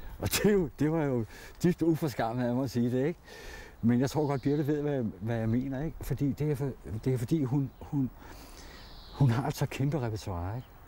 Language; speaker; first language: Danish; native; Danish